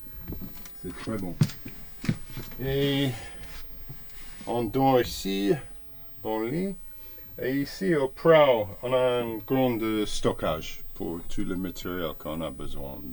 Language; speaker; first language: French; non-native, fluent; English